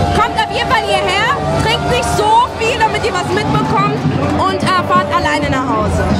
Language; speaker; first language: German; early bilingual, other home language; Arabic